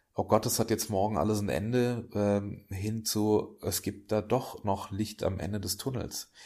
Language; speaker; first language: German; native; German